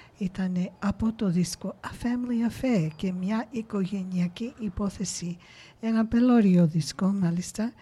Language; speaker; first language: Greek; early bilingual, heritage; Greek